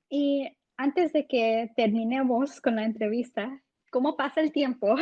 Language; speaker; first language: Spanish; early bilingual, heritage; English